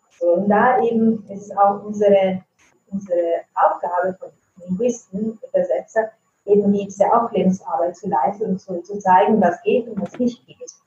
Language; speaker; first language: German; non-native, fluent; Italian